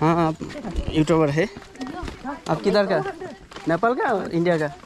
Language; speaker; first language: Hindi; non-native, local second language; Bangla